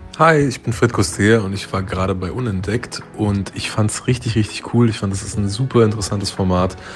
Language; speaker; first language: German; native; German